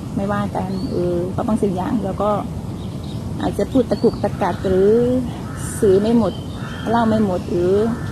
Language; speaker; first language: Thai; non-native, local second language; Northern Khmer